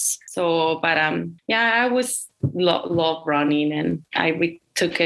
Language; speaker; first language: English; non-native, fluent; Spanish